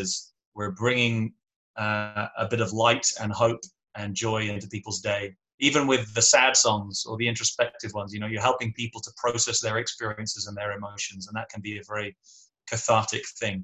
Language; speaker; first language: English; native; English